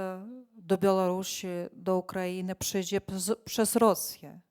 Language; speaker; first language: Polish; non-native, fluent; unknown